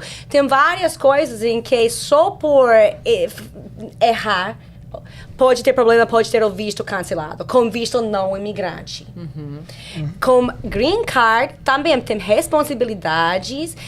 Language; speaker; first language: Portuguese; non-native, fluent; English